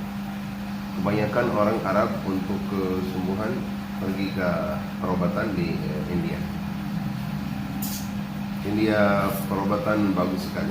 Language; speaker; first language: Indonesian; non-native, learner; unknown